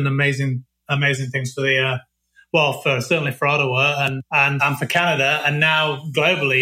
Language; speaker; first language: English; native; English